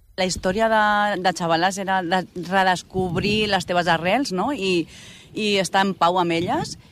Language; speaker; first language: Catalan; non-native, local second language; Spanish